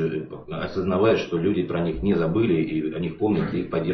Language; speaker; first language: Russian; native; Russian